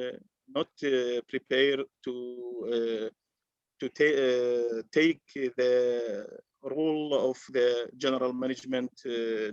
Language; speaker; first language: English; non-native, learner; Arabic